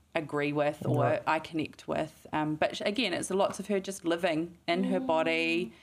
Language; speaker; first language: English; native; English